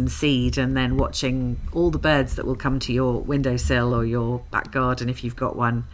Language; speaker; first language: English; native; English